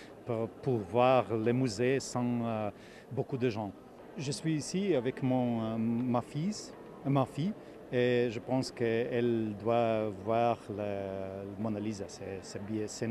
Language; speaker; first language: French; non-native, fluent; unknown